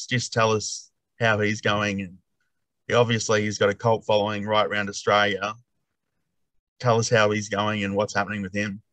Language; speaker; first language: English; native; English